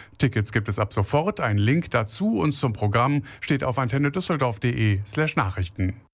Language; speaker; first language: German; native; German